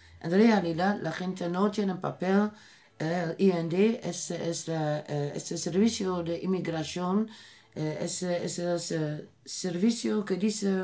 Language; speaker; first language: Spanish; non-native, learner; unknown